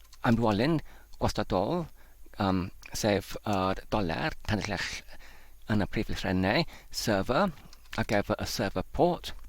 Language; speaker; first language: Welsh; non-native, learner; English